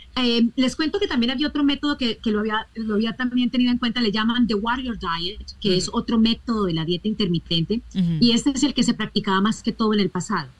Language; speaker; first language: Spanish; native; Spanish